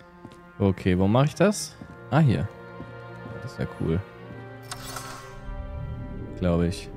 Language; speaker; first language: German; native; German